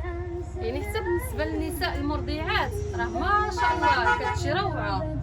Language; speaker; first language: Arabic; native; Arabic